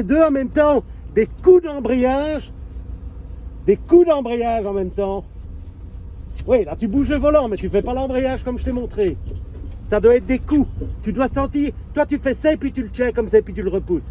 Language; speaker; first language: French; native; French